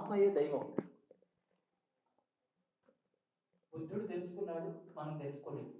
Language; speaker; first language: Telugu; native; Telugu